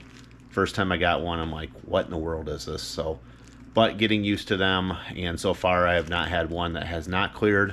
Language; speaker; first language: English; native; English